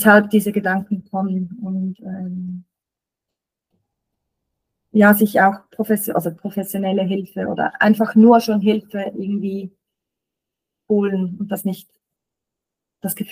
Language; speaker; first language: German; native; German